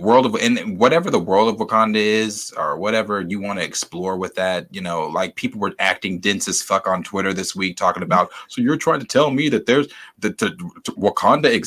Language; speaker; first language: English; native; English